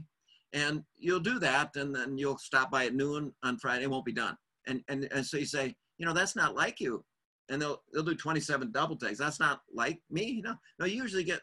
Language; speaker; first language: English; native; English